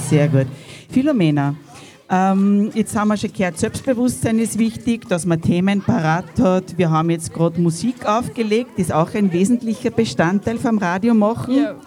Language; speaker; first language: German; native; German